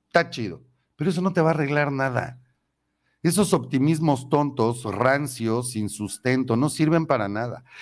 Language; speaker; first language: Spanish; native; Spanish